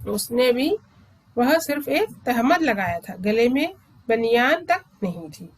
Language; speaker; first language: Hindi; non-native, local second language; Malayalam